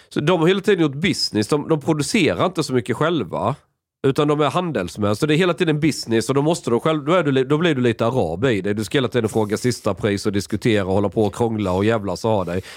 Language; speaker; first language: Swedish; native; Swedish